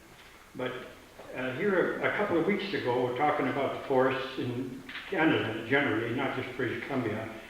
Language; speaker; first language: English; native; English